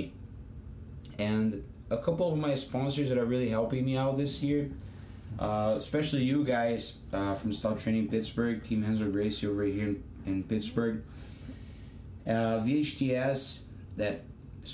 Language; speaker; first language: English; non-native, fluent; Portuguese